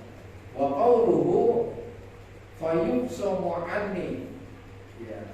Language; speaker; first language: Arabic; non-native, fluent; Indonesian